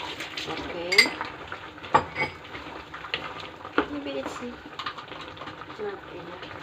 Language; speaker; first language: English; non-native, learner; Filipino